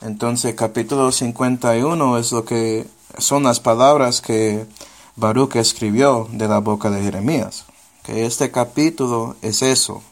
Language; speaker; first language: Spanish; non-native, fluent; English